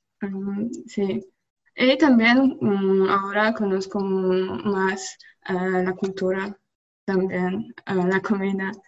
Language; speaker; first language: Spanish; non-native, learner; Polish